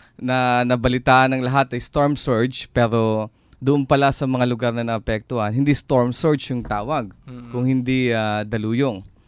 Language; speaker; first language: Filipino; native; Filipino